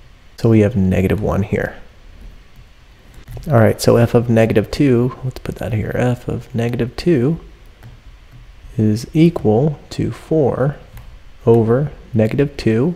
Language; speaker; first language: English; native; English